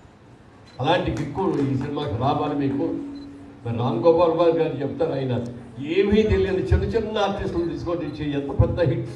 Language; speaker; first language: Telugu; native; Telugu